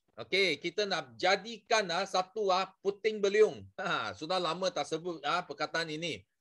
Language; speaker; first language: Malay; non-native, local second language; Chinese